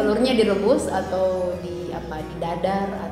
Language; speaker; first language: Indonesian; native; Indonesian